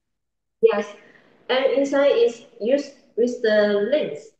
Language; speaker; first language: English; non-native, learner; Chinese